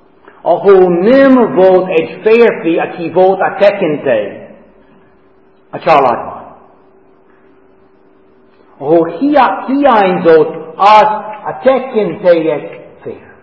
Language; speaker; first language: Hungarian; non-native, fluent; English